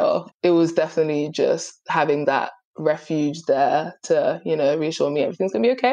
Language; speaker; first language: English; native; English